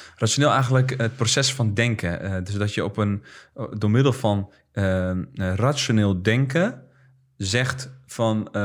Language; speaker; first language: Dutch; native; Dutch